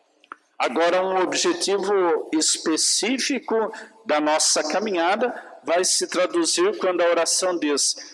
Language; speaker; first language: Portuguese; native; Portuguese